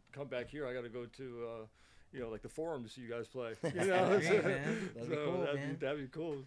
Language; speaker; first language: English; native; English